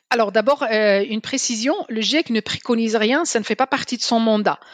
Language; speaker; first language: French; non-native, local second language; Arabic